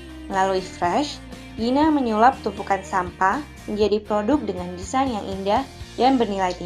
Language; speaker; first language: Indonesian; native; Indonesian